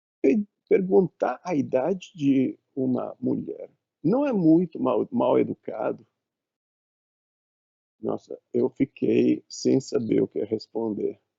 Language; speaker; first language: Portuguese; non-native, fluent; Italian